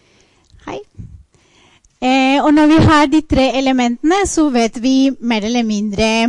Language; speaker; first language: Norwegian; non-native, fluent; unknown